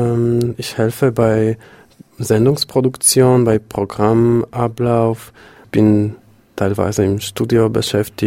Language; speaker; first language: German; non-native, fluent; Polish